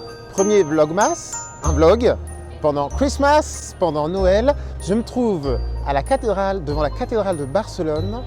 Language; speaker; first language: French; native; French